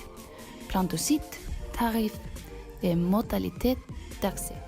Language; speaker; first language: French; non-native, learner; Icelandic